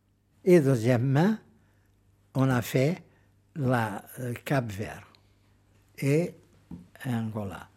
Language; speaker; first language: French; non-native, fluent; Portuguese